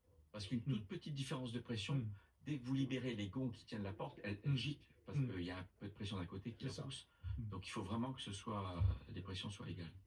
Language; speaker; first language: French; native; French